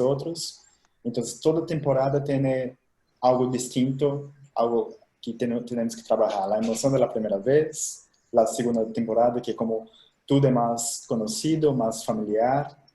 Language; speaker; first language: Spanish; non-native, fluent; Portuguese